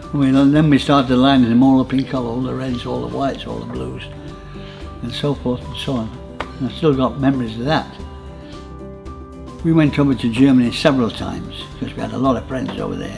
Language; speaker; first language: English; native; English